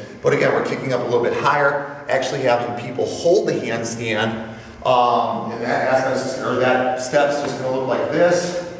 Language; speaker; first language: English; native; English